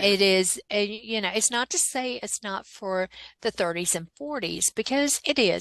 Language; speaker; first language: English; native; English